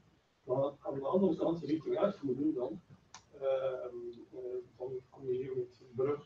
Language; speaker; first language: Dutch; non-native, fluent; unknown